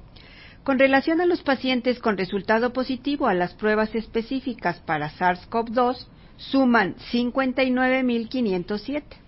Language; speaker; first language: Spanish; native; Spanish